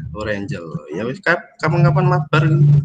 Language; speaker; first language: Indonesian; native; Indonesian